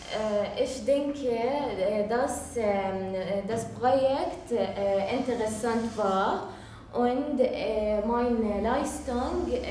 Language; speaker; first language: German; non-native, learner; Arabic